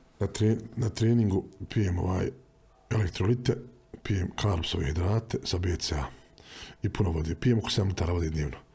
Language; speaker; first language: Bosnian; native; Bosnian